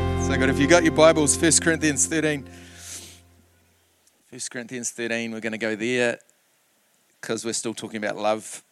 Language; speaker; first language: English; native; English